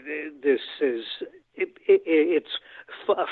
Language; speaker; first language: English; non-native, local second language; Bangla